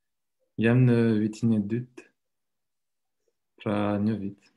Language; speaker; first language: Albanian; non-native, learner; French